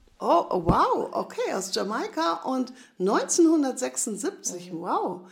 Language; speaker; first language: German; native; German